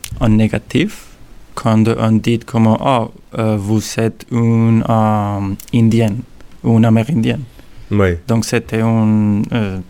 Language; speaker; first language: French; non-native, learner; Spanish